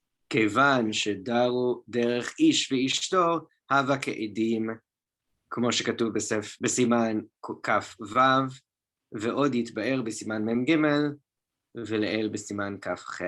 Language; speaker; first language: Hebrew; non-native, fluent; English